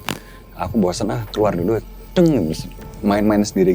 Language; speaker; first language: Indonesian; native; Indonesian